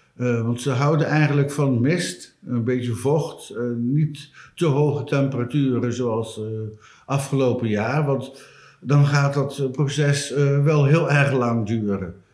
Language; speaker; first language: Dutch; native; Dutch